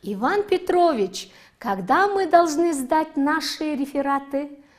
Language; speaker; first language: Russian; non-native, fluent; Mongolian